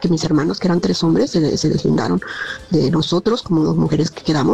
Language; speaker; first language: Spanish; native; Spanish